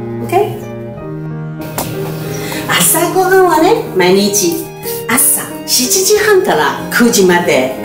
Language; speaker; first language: Japanese; non-native, learner; Chinese